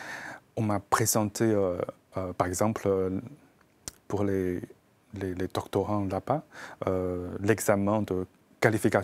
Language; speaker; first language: French; non-native, fluent; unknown